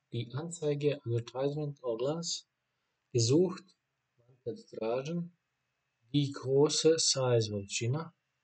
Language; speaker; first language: German; non-native, fluent; Bosnian